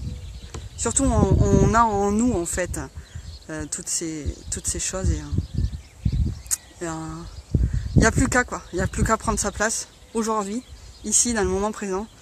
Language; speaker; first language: French; native; French